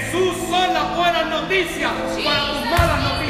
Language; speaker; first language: Spanish; native; Spanish